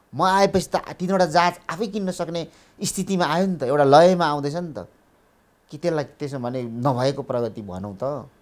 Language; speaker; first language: Nepali; native; Nepali